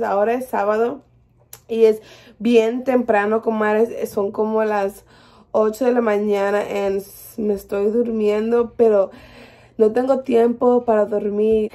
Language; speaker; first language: Spanish; early bilingual, heritage; Spanish